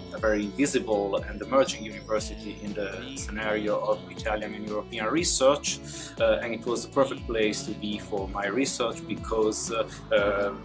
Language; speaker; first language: English; non-native, fluent; Italian